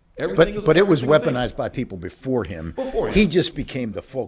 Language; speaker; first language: English; native; English